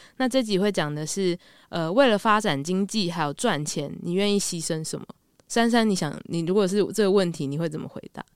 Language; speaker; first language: Chinese; native; Chinese